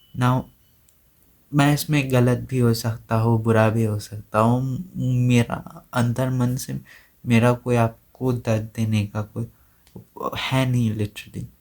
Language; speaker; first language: Hindi; non-native, local second language; Assamese